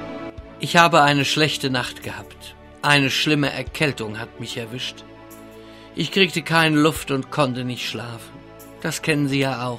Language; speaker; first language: German; native; German